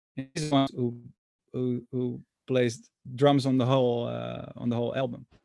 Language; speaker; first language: English; non-native, fluent; Dutch